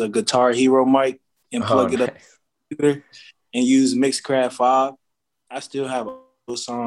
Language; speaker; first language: English; native; English